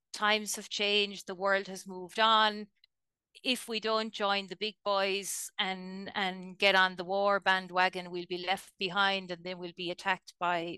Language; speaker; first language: English; native; English